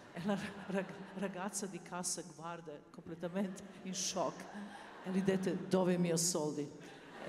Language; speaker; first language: Italian; non-native, learner; Serbian